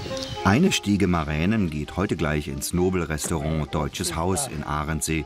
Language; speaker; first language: German; native; German